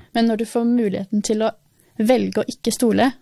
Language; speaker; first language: Norwegian; native; Norwegian